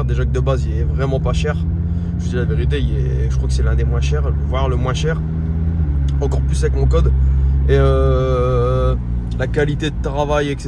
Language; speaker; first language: French; native; French